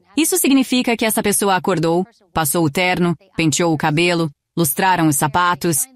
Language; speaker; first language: Portuguese; non-native, fluent; Greek